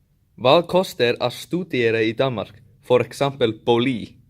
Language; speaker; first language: Danish; non-native, learner; Icelandic